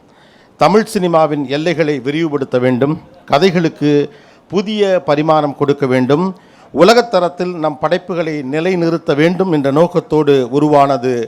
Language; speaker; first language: Tamil; native; Tamil